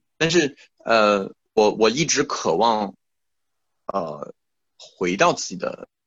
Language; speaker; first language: Chinese; non-native, fluent; French